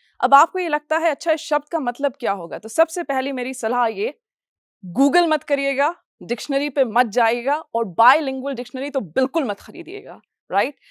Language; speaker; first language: Hindi; non-native, fluent; English